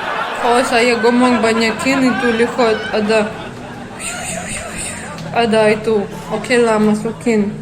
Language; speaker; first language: Indonesian; non-native, learner; Russian